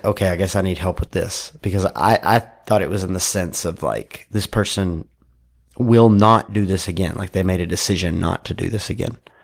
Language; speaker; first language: English; native; English